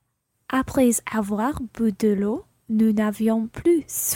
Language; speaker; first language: French; non-native, learner; English